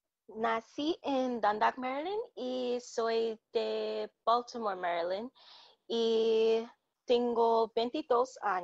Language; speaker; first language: Spanish; non-native, learner; English